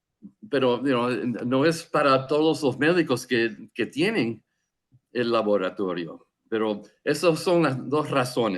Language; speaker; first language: Spanish; non-native, fluent; English